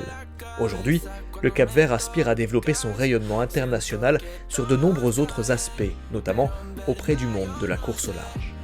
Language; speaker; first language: French; native; French